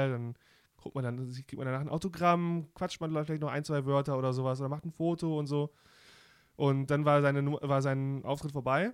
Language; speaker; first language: German; native; German